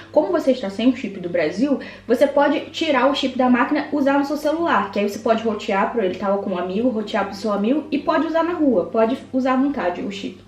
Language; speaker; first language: Portuguese; native; Portuguese